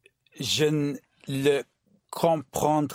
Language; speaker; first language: French; non-native, learner; English